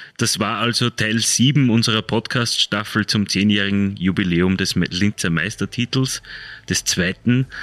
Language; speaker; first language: German; native; German